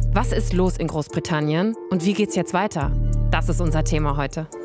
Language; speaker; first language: German; native; German